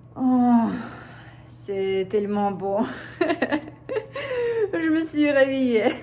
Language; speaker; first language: French; non-native, fluent; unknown